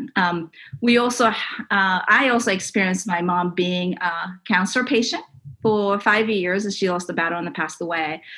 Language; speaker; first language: English; non-native, fluent; Japanese